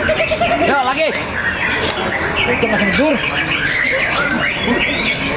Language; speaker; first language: Indonesian; native; Indonesian